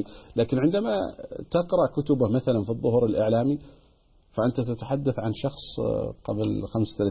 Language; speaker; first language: Arabic; native; Arabic